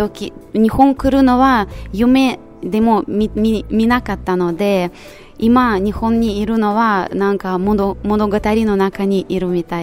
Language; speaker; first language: Japanese; non-native, fluent; Russian